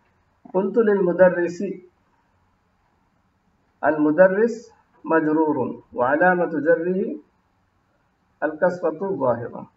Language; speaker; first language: Arabic; non-native, fluent; Urdu